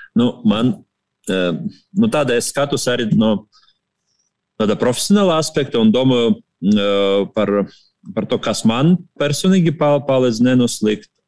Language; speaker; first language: Latvian; non-native, local second language; Russian